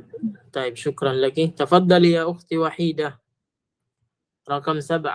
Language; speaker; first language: Arabic; non-native, fluent; Filipino